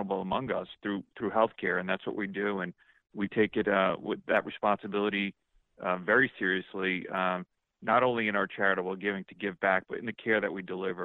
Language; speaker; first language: English; native; English